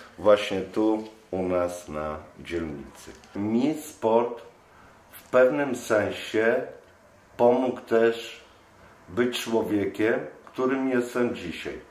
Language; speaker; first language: Polish; native; Polish